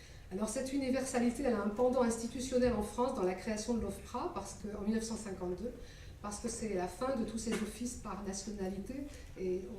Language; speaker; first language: French; native; French